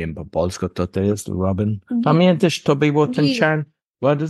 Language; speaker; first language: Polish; non-native, learner; English